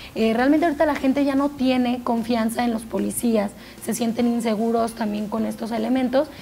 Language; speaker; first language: Spanish; native; Spanish